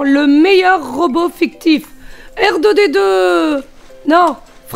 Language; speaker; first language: French; native; French